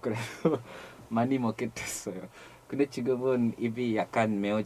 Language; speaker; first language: Korean; non-native, fluent; English